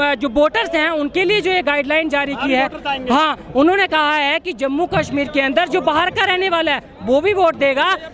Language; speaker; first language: Hindi; native; Hindi